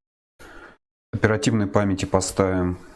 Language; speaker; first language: Russian; native; Russian